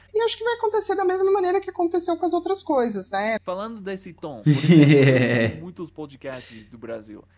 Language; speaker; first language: Portuguese; non-native, fluent; English